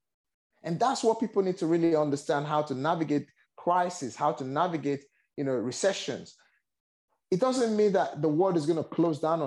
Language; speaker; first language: English; non-native, local second language; Yoruba